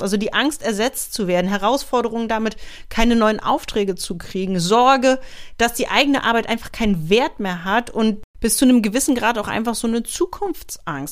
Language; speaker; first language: German; native; German